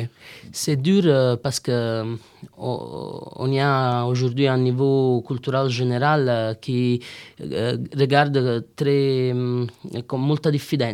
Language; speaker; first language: French; non-native, learner; Italian